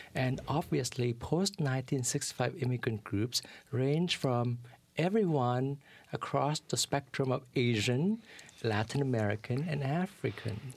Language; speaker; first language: English; early bilingual, other home language; Vietnamese